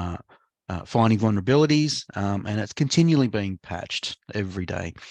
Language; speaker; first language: English; native; English